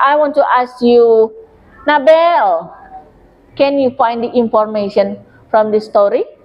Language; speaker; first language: English; non-native, local second language; Indonesian